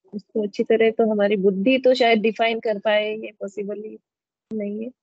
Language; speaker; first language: Hindi; native; Hindi